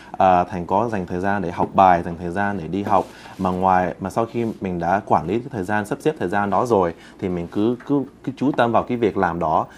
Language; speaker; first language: Vietnamese; early bilingual, heritage; Vietnamese